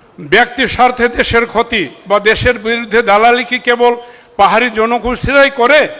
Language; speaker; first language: Bangla; non-native, local second language; Marma